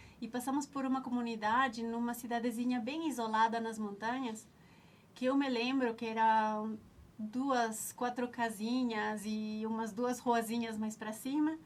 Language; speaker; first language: Portuguese; non-native, fluent; Spanish